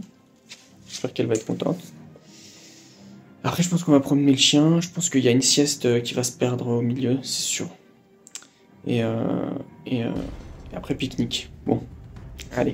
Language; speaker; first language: French; native; French